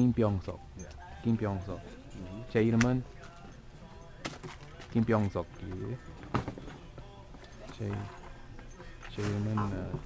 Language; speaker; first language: Korean; non-native, learner; English